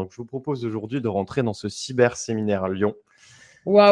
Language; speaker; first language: French; native; French